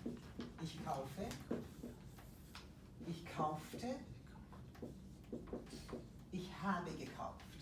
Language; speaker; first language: German; non-native, fluent; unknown